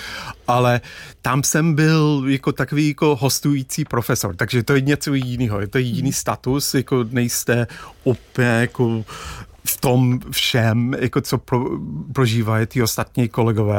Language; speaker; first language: Czech; non-native, fluent; English